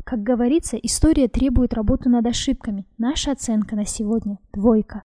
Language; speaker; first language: Russian; non-native, local second language; Kazakh